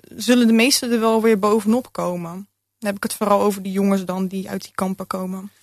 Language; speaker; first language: Dutch; native; Dutch